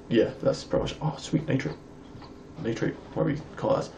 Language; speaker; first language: English; native; English